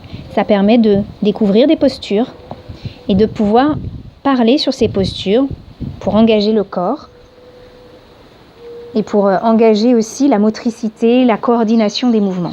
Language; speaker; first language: French; native; French